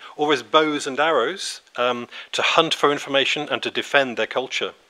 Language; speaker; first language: English; native; English